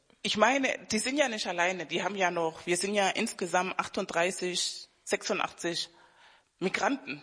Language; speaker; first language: German; non-native, fluent; Spanish